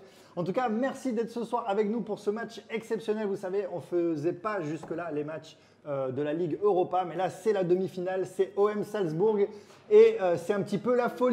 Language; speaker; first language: French; native; French